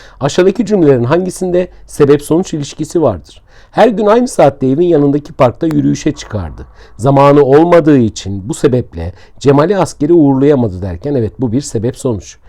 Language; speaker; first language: Turkish; native; Turkish